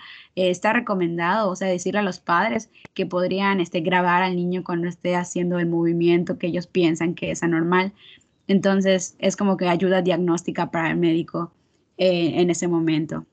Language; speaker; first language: Spanish; native; Spanish